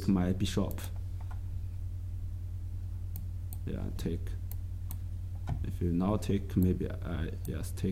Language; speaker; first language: English; non-native, learner; Chinese